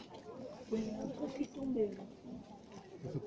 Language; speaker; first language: French; native; French